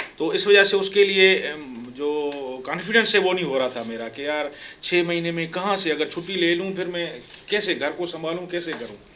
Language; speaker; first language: Urdu; non-native, local second language; Sindhi